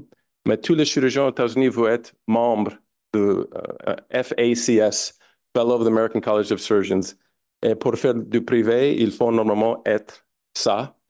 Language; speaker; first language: French; non-native, fluent; English